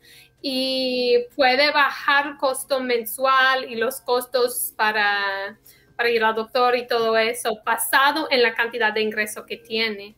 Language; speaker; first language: Spanish; non-native, fluent; English